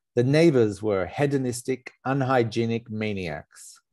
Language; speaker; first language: English; native; English